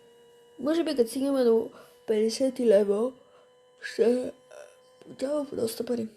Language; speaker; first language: Bulgarian; native; Bulgarian